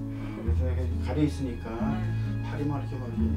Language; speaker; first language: Korean; native; Korean